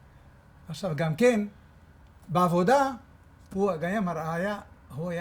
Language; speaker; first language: Hebrew; non-native, fluent; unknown